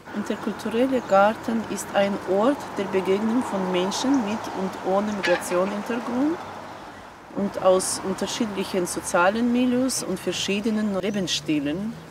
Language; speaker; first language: German; non-native, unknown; Azerbaijani